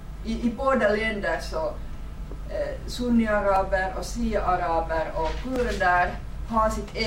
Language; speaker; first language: Swedish; non-native, fluent; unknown